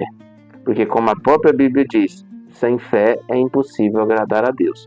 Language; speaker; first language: Portuguese; native; Portuguese